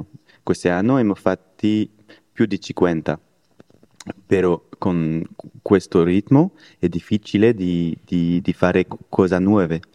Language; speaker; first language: Italian; non-native, learner; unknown